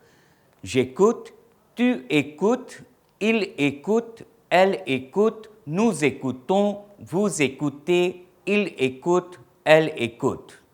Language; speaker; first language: French; non-native, fluent; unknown